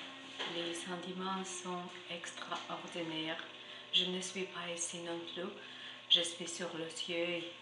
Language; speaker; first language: French; non-native, learner; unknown